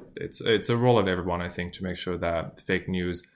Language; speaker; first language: English; non-native, fluent; French